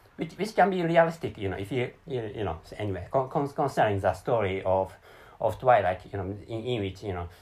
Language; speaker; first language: English; non-native, learner; Japanese